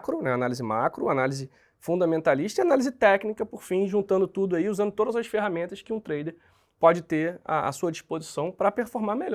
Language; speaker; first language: Portuguese; native; Portuguese